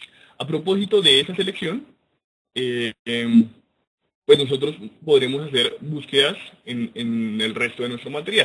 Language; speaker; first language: Spanish; native; Spanish